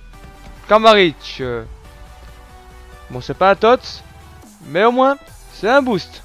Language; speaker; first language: French; native; French